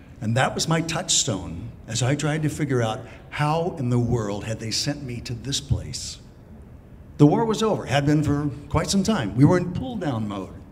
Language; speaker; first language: English; native; English